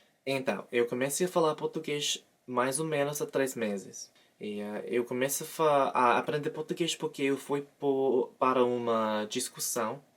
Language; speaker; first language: Portuguese; non-native, learner; English